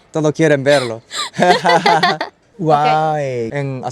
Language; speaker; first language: Spanish; non-native, learner; Japanese